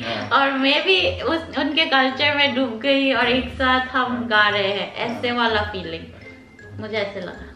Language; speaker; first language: Hindi; non-native, learner; Korean